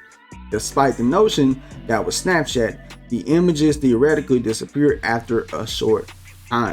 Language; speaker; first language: English; native; English